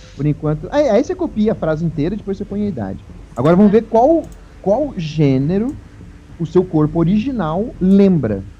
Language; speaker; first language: Portuguese; native; Portuguese